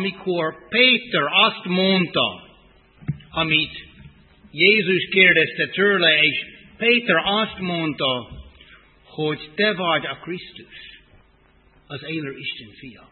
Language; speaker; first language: Hungarian; non-native, fluent; English